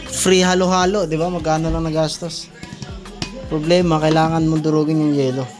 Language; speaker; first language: Filipino; non-native, local second language; Cebuano